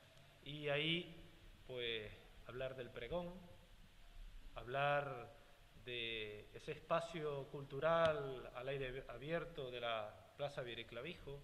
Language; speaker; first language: Spanish; native; Spanish